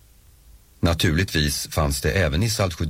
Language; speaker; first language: Swedish; native; Swedish